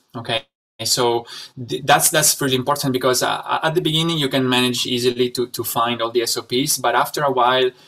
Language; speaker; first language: English; non-native, fluent; Italian